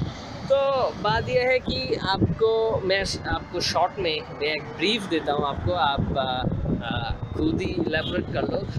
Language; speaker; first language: Hindi; non-native, learner; Bangla